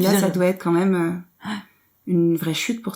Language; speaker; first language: French; native; French